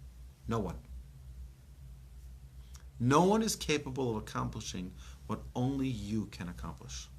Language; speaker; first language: English; native; English